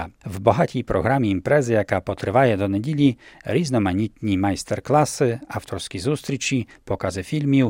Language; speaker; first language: Ukrainian; native; Ukrainian